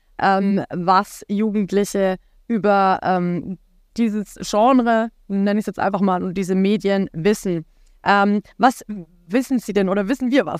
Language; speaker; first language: German; native; German